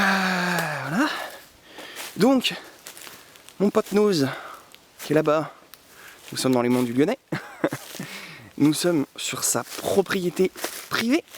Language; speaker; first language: French; native; French